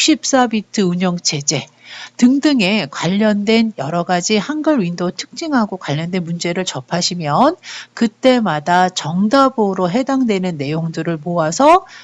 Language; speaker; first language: Korean; native; Korean